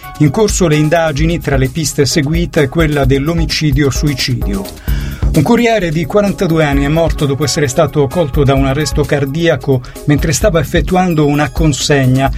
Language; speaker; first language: Italian; native; Italian